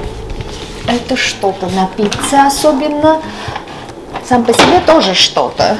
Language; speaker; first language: Russian; non-native, local second language; Armenian